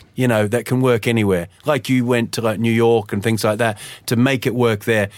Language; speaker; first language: English; native; English